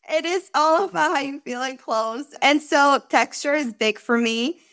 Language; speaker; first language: English; early bilingual, other home language; Spanish